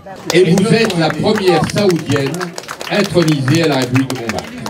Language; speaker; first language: French; native; French